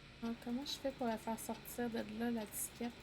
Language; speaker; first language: French; native; French